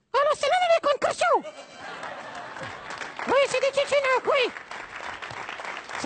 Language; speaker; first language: Arabic; native; Arabic